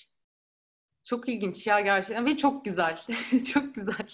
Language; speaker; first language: Turkish; native; Turkish